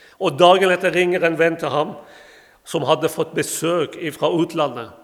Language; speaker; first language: Norwegian; non-native, fluent; Persian